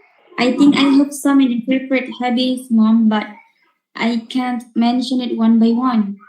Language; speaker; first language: English; non-native, learner; Indonesian